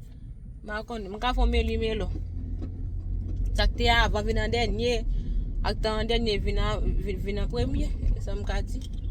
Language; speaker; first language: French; non-native, learner; Haitian Creole